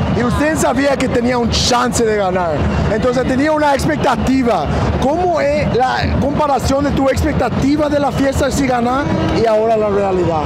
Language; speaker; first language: Spanish; early bilingual, heritage; Spanish